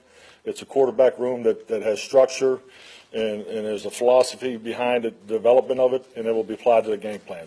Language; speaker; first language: English; native; English